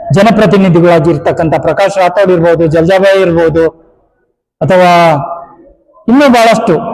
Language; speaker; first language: Kannada; non-native, local second language; Lambadi